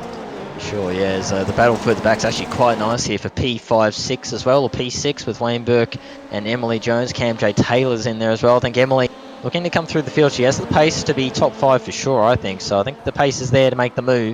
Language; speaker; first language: English; native; English